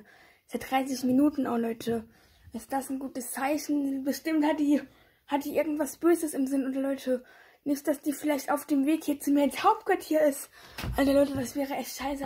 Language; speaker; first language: German; native; German